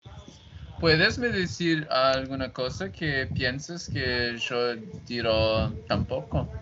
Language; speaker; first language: Spanish; non-native, learner; Portuguese